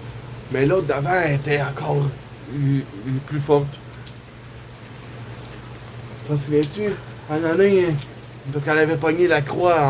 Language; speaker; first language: French; native; French